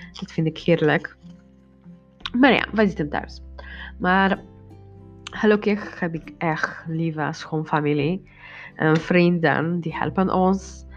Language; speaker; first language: Dutch; non-native, learner; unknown